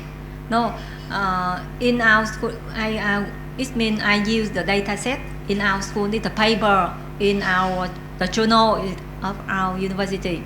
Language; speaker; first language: English; non-native, learner; Vietnamese